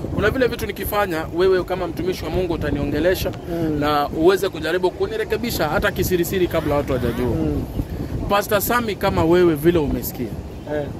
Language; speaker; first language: Swahili; native; Swahili